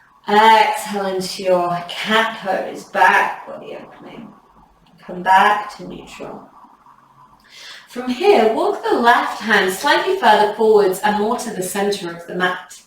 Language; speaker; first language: English; native; English